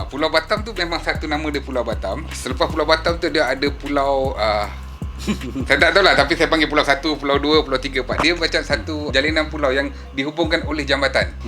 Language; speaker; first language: Malay; native; Malay